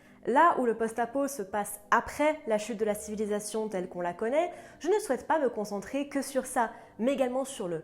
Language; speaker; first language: French; native; French